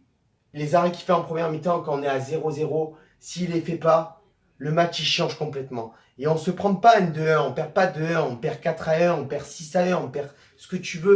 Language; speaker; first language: French; native; French